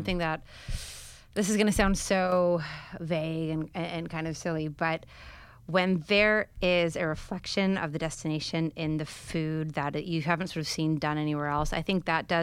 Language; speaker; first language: English; native; English